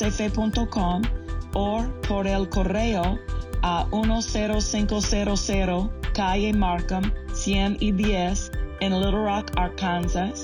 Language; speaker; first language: Spanish; non-native, fluent; English